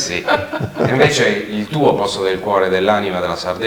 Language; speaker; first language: Italian; native; Italian